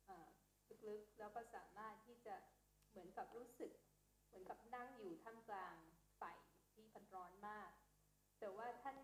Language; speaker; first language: Thai; native; Thai